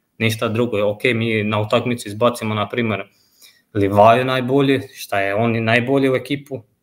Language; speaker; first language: Croatian; non-native, fluent; Albanian